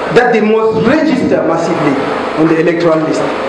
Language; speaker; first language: English; non-native, local second language; French